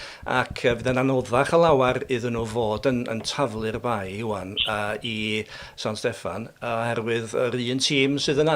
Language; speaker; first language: Welsh; native; Welsh